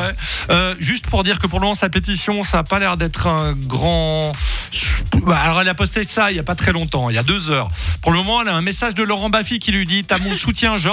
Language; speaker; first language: French; native; French